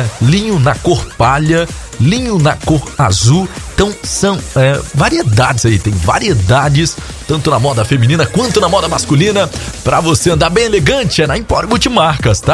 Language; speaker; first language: Portuguese; native; Portuguese